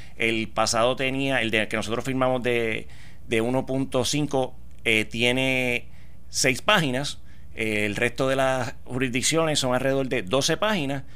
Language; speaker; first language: Spanish; native; Spanish